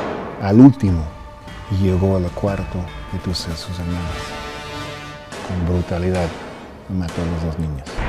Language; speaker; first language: Spanish; early bilingual, heritage; English